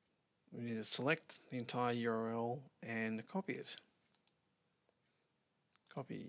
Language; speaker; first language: English; native; English